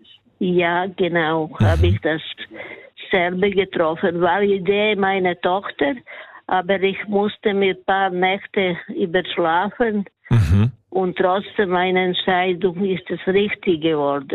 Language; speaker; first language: German; non-native, learner; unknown